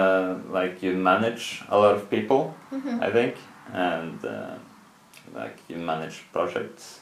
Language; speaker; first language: English; non-native, fluent; Norwegian